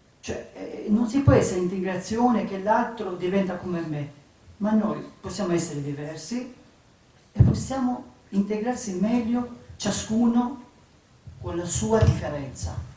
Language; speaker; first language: Italian; non-native, fluent; Albanian